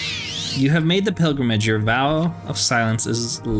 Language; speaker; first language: English; native; English